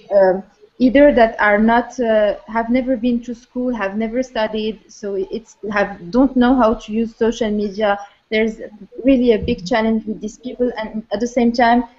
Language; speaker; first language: English; non-native, fluent; Arabic